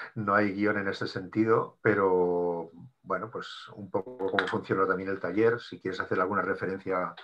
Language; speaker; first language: Spanish; non-native, local second language; Catalan